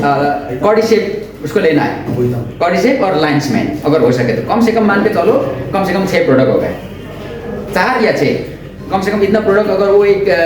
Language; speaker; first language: Hindi; non-native, local second language; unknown